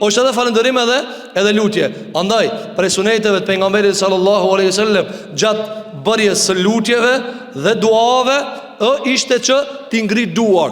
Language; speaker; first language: Albanian; native; Albanian